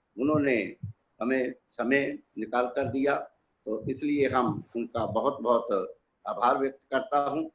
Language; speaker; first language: Hindi; non-native, local second language; Punjabi